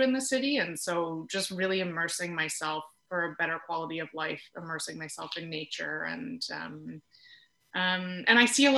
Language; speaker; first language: English; native; English